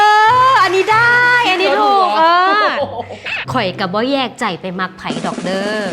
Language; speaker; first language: Thai; native; Thai